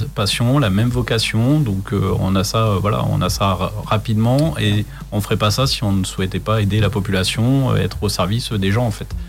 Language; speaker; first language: French; native; French